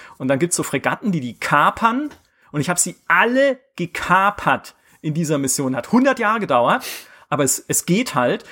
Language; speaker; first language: German; native; German